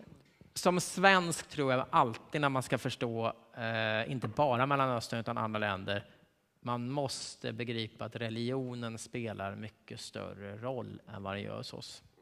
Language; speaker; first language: Swedish; native; Swedish